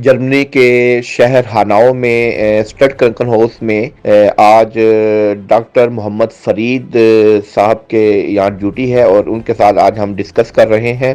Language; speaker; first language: Urdu; native; Urdu